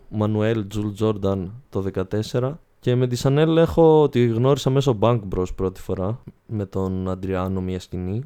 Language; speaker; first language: Greek; native; Greek